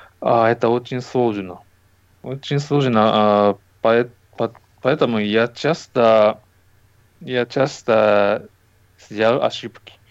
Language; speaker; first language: Russian; non-native, learner; Japanese